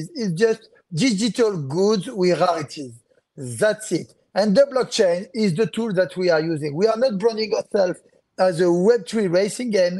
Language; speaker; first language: English; non-native, fluent; French